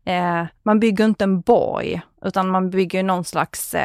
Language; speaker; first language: Swedish; native; Swedish